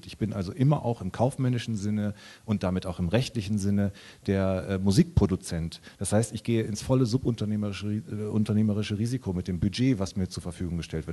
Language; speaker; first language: German; native; German